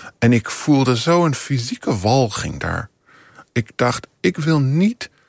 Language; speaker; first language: Dutch; non-native, fluent; English